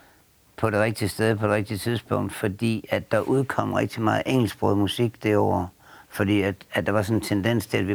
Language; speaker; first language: Danish; native; Danish